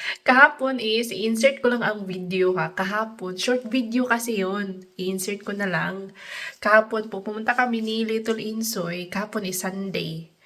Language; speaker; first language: Filipino; non-native, local second language; Cebuano